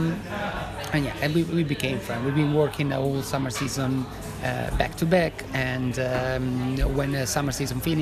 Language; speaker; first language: English; non-native, fluent; Italian